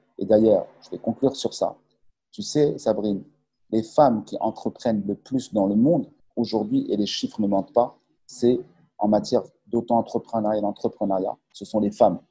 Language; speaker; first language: French; non-native, local second language; Arabic